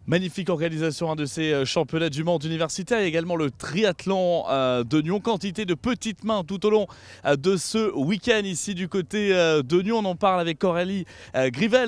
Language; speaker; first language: French; native; French